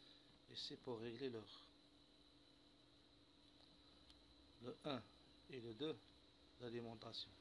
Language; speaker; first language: French; non-native, local second language; Arabic